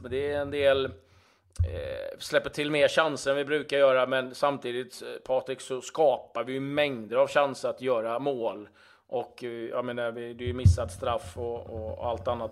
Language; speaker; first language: Swedish; native; Swedish